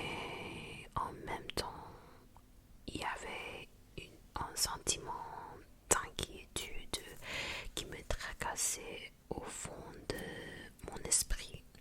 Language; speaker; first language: French; non-native, fluent; Japanese